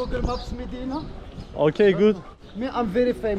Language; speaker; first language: English; non-native, learner; Arabic